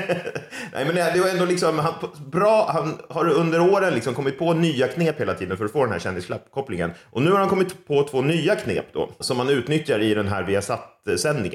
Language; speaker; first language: Swedish; native; Swedish